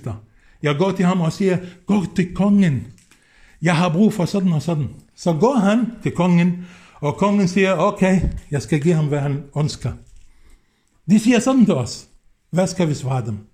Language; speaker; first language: Danish; non-native, fluent; Arabic